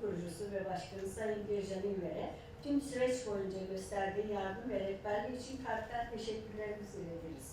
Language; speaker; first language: Turkish; native; Turkish